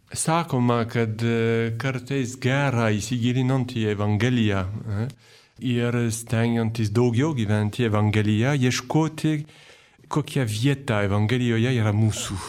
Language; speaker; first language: Lithuanian; non-native, fluent; French